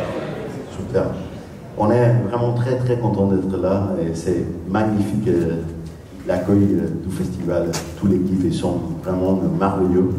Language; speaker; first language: French; non-native, fluent; Spanish